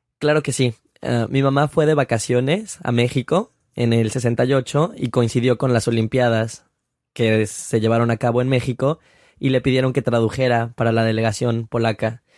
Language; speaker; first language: Spanish; native; Spanish